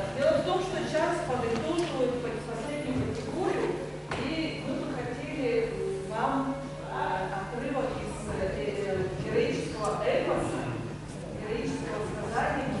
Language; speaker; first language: Russian; non-native, local second language; Tuvinian